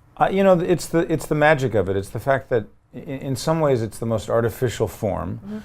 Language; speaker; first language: English; native; English